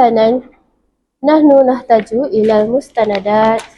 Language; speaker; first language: Arabic; non-native, learner; Malay